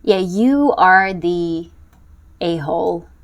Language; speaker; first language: English; non-native, fluent; Russian